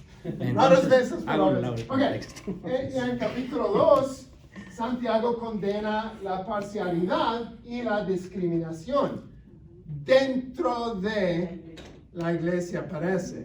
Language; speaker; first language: Spanish; non-native, fluent; English